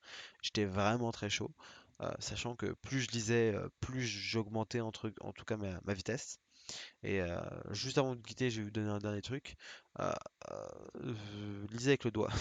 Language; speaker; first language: French; native; French